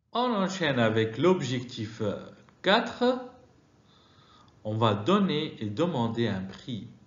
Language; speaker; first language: French; non-native, fluent; Arabic